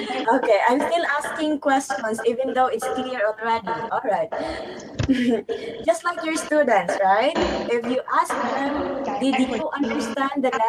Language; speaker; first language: English; non-native, fluent; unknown